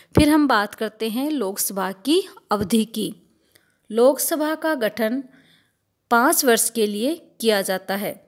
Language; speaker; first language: Hindi; native; Hindi